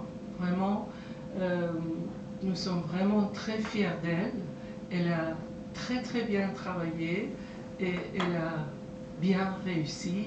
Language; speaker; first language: French; non-native, fluent; Persian